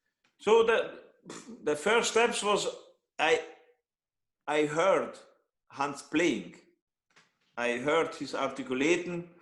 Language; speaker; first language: English; non-native, learner; Hungarian